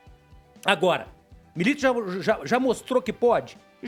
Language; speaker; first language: Portuguese; native; Portuguese